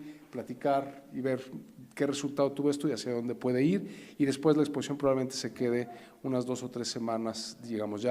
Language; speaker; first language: Spanish; native; Spanish